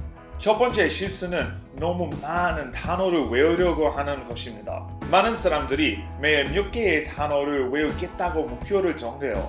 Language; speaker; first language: Korean; non-native, fluent; English